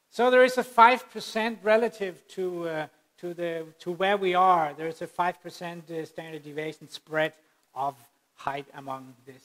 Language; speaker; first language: English; non-native, fluent; Danish